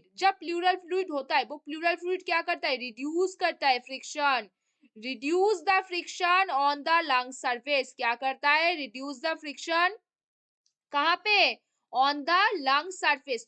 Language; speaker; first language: Hindi; native; Hindi